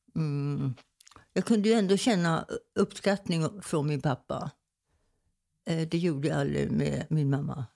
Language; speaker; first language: Swedish; native; Swedish